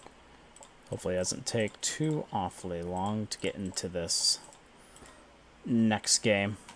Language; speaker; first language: English; native; English